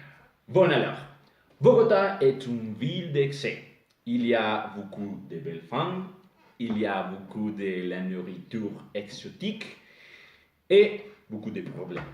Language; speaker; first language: French; non-native, learner; Spanish